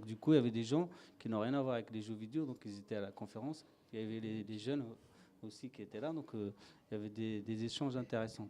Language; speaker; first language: French; native; French